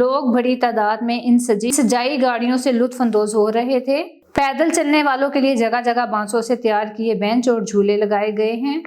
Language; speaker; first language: Urdu; native; Urdu